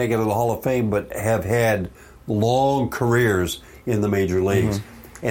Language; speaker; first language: English; native; English